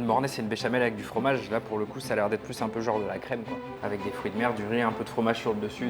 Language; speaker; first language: French; native; French